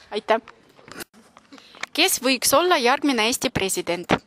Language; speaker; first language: Estonian; non-native, local second language; Russian